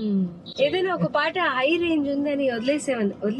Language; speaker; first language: Telugu; native; Telugu